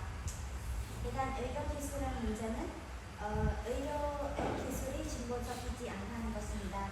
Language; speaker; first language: Korean; non-native, fluent; Khmer